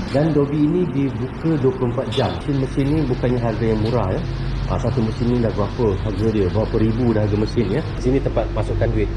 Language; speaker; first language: Malay; native; Malay